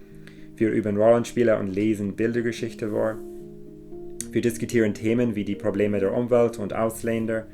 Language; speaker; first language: German; non-native, fluent; English